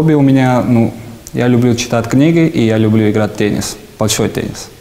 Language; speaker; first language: Russian; non-native, fluent; Georgian